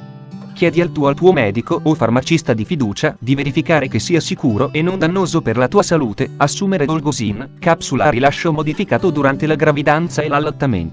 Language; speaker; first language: Italian; native; Italian